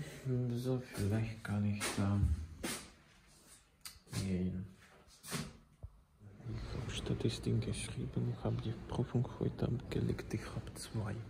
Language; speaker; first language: German; non-native, fluent; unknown